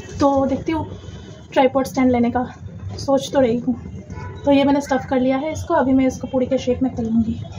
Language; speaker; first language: Hindi; non-native, local second language; Bangla